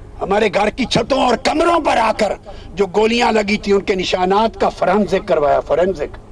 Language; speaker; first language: Urdu; non-native, local second language; Punjabi